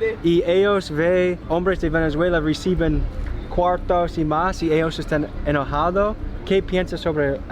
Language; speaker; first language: Spanish; non-native, learner; English